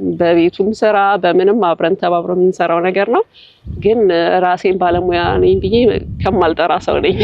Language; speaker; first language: Amharic; native; Amharic